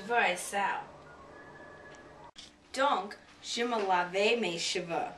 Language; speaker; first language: French; non-native, learner; English